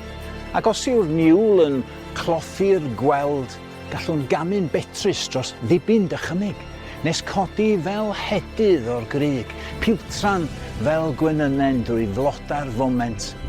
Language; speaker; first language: Welsh; native; Welsh